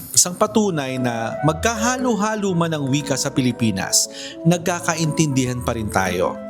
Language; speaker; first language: Filipino; native; Filipino